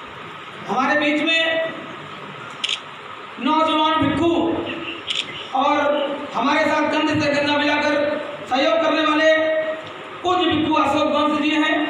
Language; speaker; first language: Hindi; native; Hindi